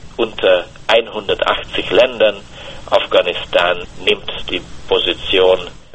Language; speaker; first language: German; non-native, fluent; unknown